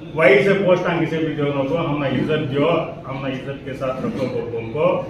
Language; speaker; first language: Hindi; non-native, local second language; Urdu